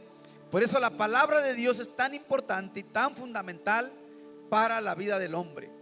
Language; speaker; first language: Spanish; native; Spanish